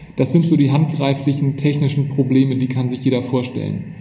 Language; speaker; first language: German; native; German